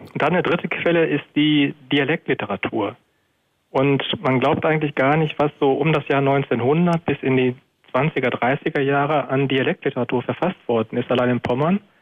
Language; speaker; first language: German; native; German